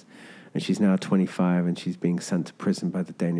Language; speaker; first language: English; native; English